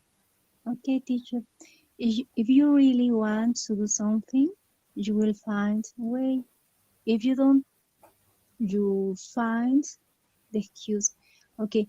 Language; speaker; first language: English; non-native, learner; Spanish